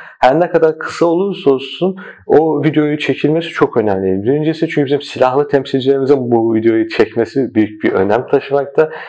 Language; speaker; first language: Turkish; early bilingual, heritage; Turkish